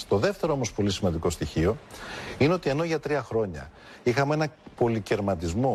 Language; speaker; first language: Greek; native; Greek